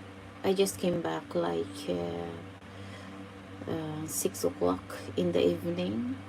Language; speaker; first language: English; non-native, fluent; Filipino